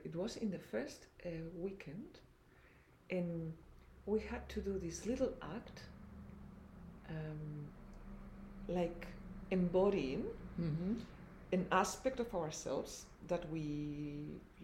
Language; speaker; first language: English; non-native, fluent; Spanish